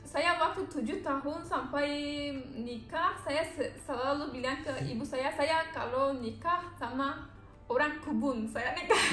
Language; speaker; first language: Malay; non-native, learner; Turkish